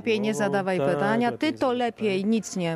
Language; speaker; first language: Polish; native; Polish